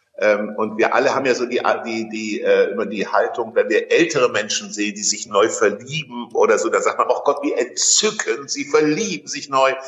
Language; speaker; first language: German; native; German